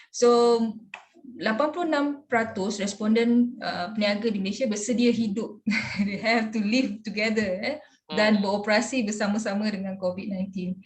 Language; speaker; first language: Malay; native; Malay